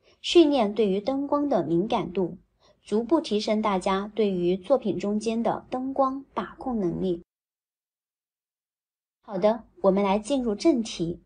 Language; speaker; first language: Chinese; native; Chinese